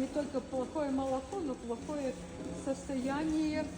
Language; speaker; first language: Russian; non-native, local second language; Latvian